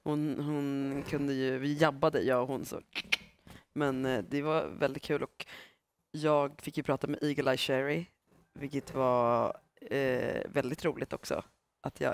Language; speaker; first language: Swedish; native; Swedish